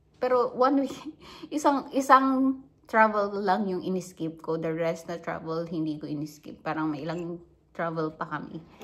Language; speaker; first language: Filipino; non-native, local second language; Hiligaynon